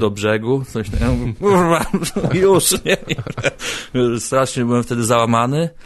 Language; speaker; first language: Polish; native; Polish